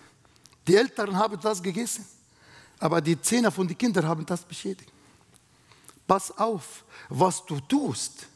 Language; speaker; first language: German; non-native, fluent; Arabic